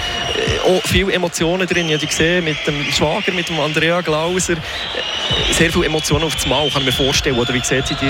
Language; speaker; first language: German; native; German